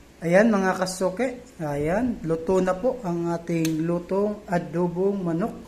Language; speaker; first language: Filipino; non-native, local second language; Bikol